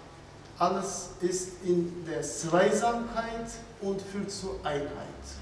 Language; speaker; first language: German; non-native, fluent; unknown